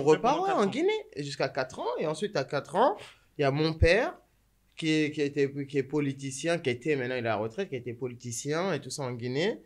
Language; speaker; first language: French; native; French